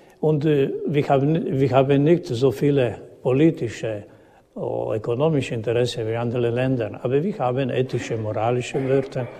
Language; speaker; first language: German; non-native, learner; Croatian